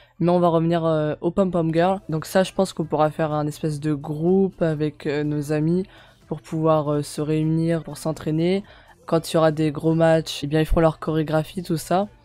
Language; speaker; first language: French; native; French